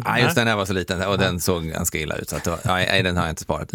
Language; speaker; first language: Swedish; native; Swedish